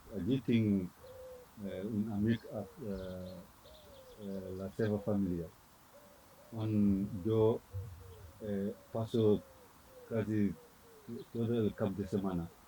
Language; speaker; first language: Catalan; non-native, learner; Fula